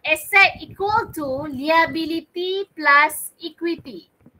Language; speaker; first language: English; non-native, local second language; Malay